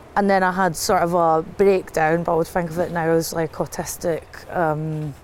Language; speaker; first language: English; native; English